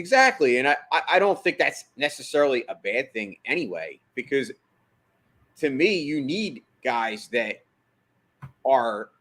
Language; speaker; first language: English; native; English